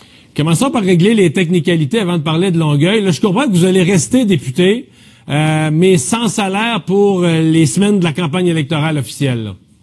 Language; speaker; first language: French; native; French